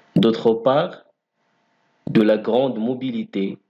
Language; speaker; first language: French; non-native, local second language; Arabic